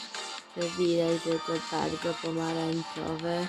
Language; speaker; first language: Polish; early bilingual, heritage; Polish